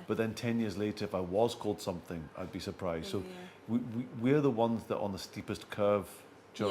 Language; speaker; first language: English; early bilingual, other home language; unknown